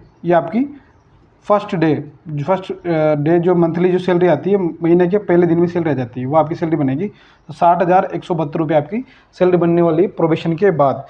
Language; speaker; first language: Hindi; native; Hindi